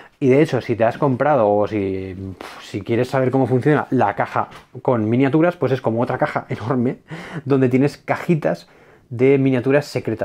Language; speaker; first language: Spanish; native; Spanish